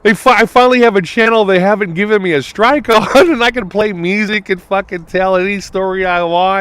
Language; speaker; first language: English; native; English